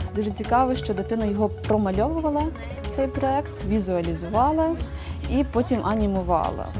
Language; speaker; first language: Ukrainian; native; Ukrainian